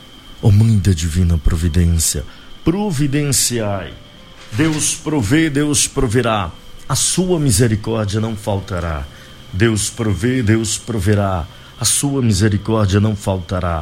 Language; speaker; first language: Portuguese; native; Portuguese